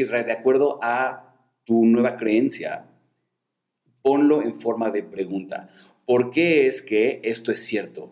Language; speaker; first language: Spanish; native; Spanish